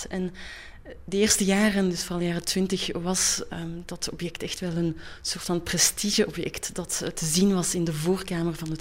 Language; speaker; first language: Dutch; native; Dutch